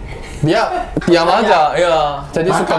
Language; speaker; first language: Indonesian; non-native, fluent; Korean